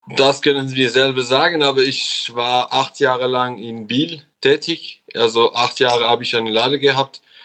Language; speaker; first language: German; non-native, local second language; French